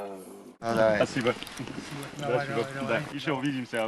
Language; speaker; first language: Russian; non-native, fluent; Korean